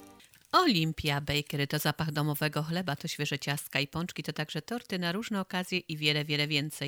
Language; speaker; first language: Polish; native; Polish